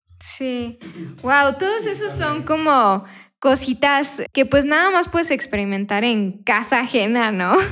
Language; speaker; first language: Spanish; native; Spanish